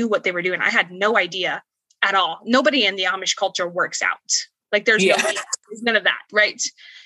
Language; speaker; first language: English; native; English